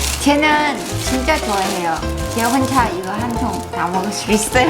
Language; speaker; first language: Korean; non-native, learner; Chinese